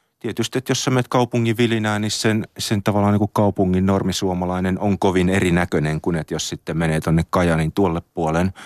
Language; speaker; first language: Finnish; native; Finnish